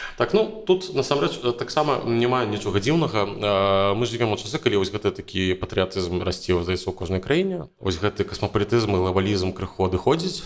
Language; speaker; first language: Belarusian; native; Belarusian